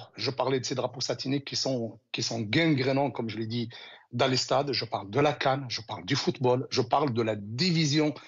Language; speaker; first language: French; non-native, local second language; Arabic